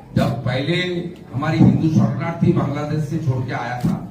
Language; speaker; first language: Hindi; non-native, local second language; Bangla